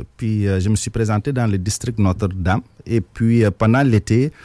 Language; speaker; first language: French; non-native, local second language; Wolof